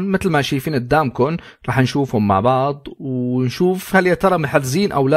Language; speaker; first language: Arabic; native; Arabic